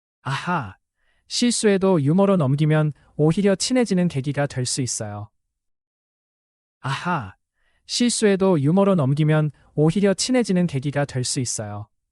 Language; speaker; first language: Korean; non-native, fluent; Chinese